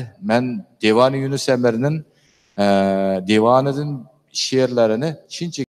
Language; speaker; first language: Turkish; non-native, learner; Uyghur